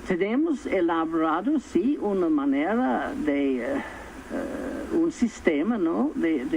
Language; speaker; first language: Spanish; non-native, fluent; English